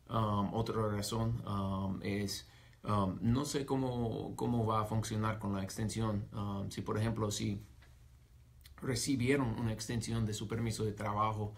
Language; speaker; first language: Spanish; non-native, fluent; English